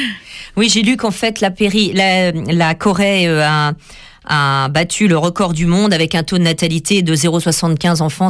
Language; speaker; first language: French; native; French